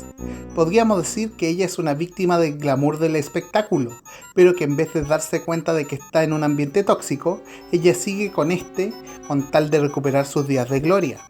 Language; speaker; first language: Spanish; native; Spanish